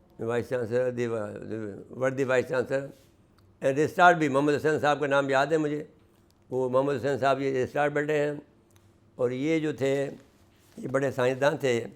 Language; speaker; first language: Urdu; native; Urdu